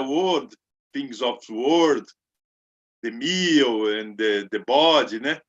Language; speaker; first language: English; non-native, learner; Portuguese